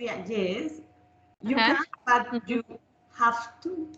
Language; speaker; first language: English; non-native, learner; Spanish